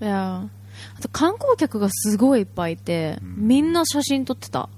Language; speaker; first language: Japanese; native; Japanese